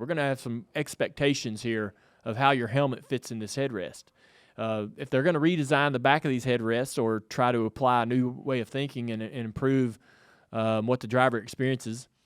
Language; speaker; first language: English; native; English